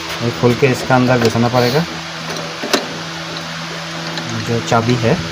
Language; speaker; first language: Hindi; non-native, learner; Bangla